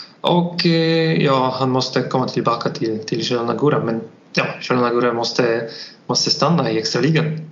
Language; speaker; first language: Swedish; non-native, learner; Polish